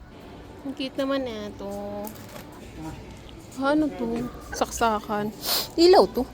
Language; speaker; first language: Filipino; non-native, local second language; Cebuano